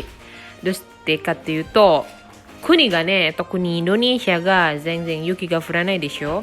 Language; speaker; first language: Japanese; non-native, fluent; Indonesian